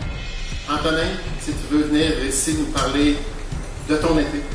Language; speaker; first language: French; native; French